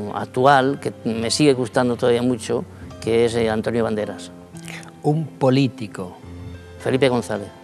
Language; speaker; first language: Spanish; native; Spanish